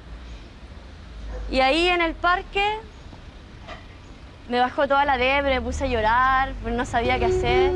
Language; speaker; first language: Spanish; native; Spanish